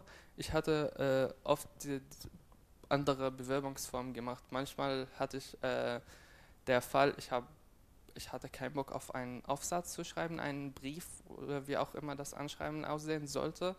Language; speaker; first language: German; non-native, fluent; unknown